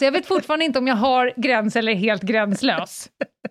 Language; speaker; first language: Swedish; native; Swedish